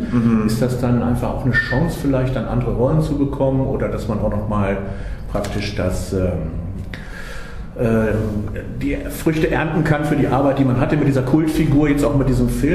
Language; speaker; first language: German; native; German